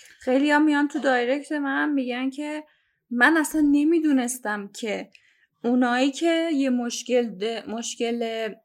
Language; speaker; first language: Persian; native; Persian